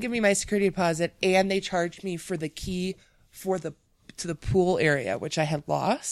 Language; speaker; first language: English; native; English